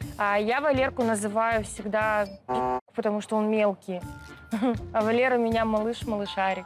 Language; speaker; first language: Russian; native; Russian